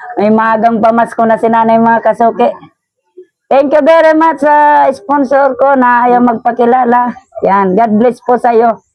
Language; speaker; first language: Filipino; non-native, local second language; Bikol